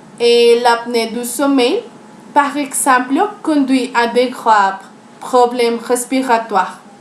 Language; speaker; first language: French; non-native, learner; Spanish